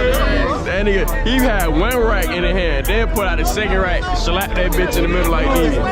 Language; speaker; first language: English; native; English